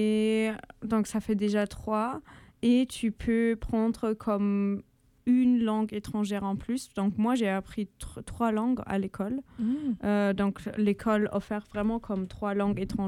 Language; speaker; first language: French; non-native, fluent; German